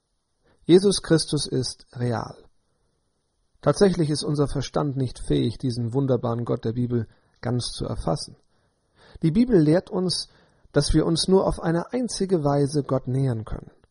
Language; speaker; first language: German; native; German